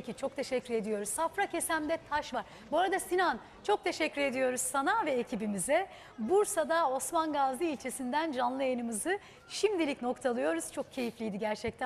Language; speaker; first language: Turkish; native; Turkish